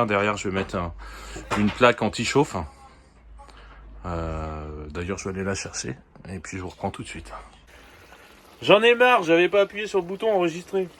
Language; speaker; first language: French; native; French